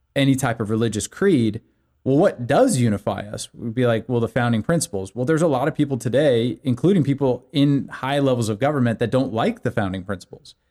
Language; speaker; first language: English; early bilingual, other home language; Korean